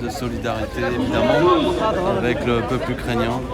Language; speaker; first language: French; native; French